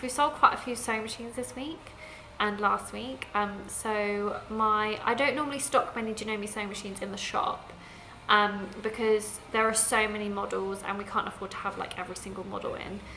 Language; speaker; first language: English; native; English